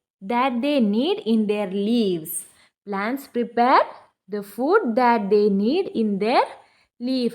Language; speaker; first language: English; non-native, local second language; Malayalam